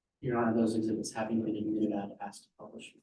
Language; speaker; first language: English; native; English